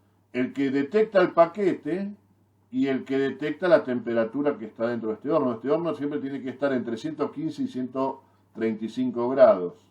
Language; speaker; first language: Spanish; native; Spanish